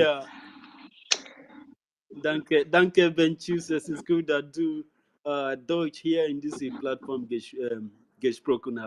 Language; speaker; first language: German; non-native, learner; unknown